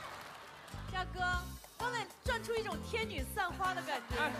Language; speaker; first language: Chinese; native; Chinese